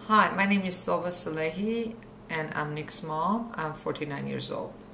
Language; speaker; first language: English; non-native, fluent; Persian